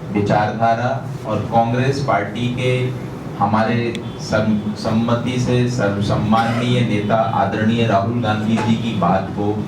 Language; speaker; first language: Hindi; native; Hindi